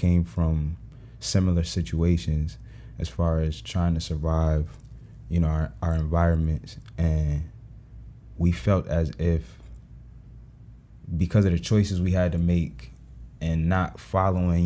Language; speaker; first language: English; native; English